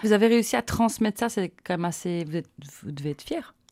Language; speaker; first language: French; native; French